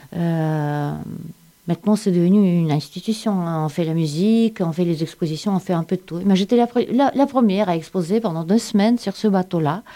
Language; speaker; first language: French; non-native, fluent; Russian